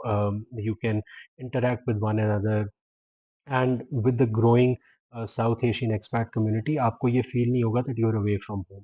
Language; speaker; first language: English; non-native, local second language; Urdu